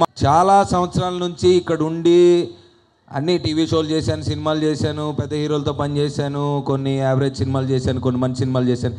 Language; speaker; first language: Telugu; native; Telugu